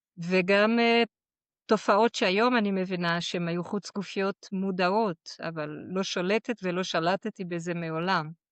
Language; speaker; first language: Hebrew; non-native, fluent; Portuguese